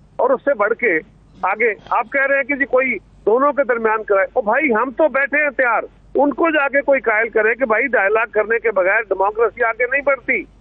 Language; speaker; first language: Urdu; non-native, local second language; Punjabi